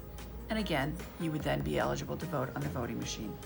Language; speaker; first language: English; native; English